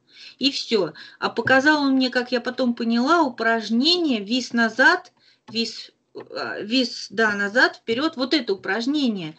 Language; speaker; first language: Russian; native; Russian